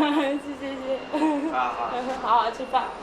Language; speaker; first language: Chinese; non-native, learner; Korean